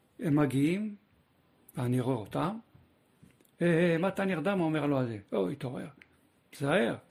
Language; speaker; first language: Hebrew; non-native, fluent; French